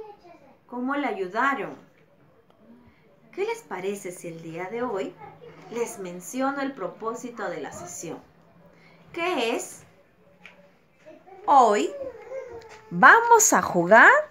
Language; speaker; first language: Spanish; native; Spanish